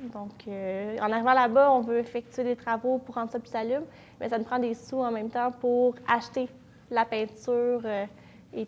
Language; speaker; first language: French; native; French